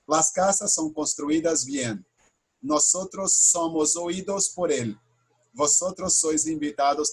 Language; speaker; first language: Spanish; non-native, fluent; Portuguese